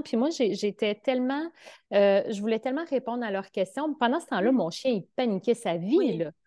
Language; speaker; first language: French; native; French